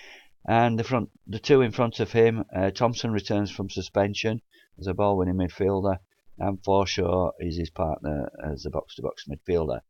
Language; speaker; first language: English; native; English